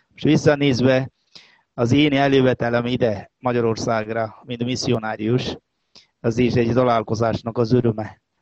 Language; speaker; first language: Hungarian; non-native, fluent; Malayalam